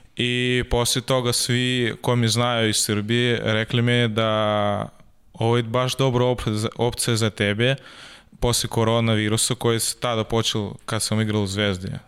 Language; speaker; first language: Serbian; non-native, learner; Russian